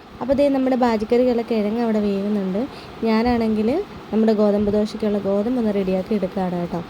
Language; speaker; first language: Malayalam; native; Malayalam